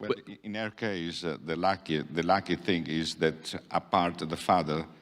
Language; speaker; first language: English; non-native, fluent; Italian